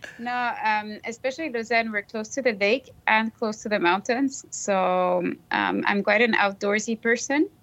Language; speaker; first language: English; non-native, fluent; French